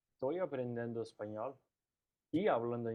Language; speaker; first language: Spanish; non-native, learner; Portuguese